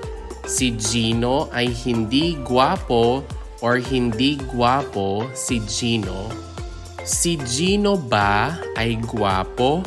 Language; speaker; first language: Filipino; non-native, local second language; Hiligaynon